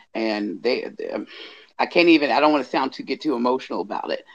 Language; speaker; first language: English; native; English